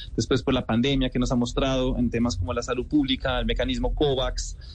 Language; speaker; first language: Spanish; non-native, fluent; German